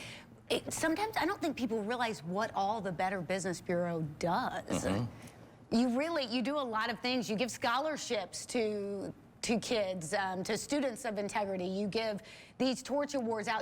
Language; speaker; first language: English; native; English